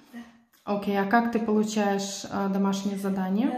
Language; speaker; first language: Russian; native; Russian